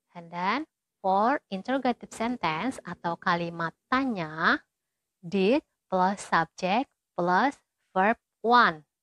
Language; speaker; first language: English; non-native, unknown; Indonesian